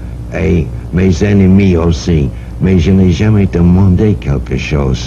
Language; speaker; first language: French; non-native, learner; English